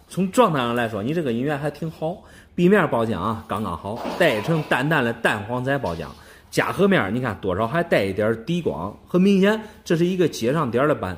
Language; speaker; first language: Chinese; native; Chinese